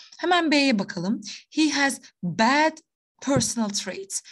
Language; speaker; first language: English; non-native, fluent; Turkish